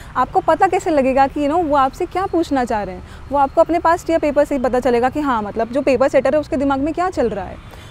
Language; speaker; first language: Hindi; native; Hindi